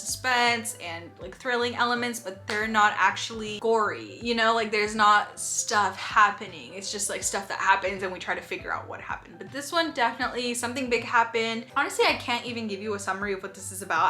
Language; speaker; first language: English; native; English